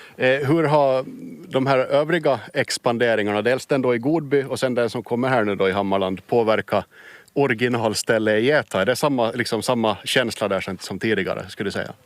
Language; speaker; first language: Swedish; native; Swedish